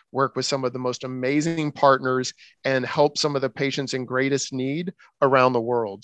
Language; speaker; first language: English; native; English